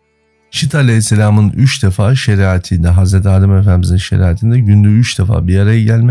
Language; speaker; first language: Turkish; native; Turkish